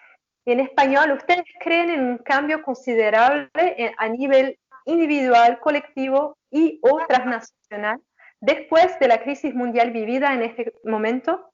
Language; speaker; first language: Spanish; non-native, fluent; Portuguese